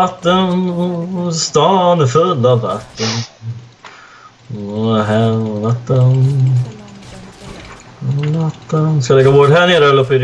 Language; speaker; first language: Swedish; native; Swedish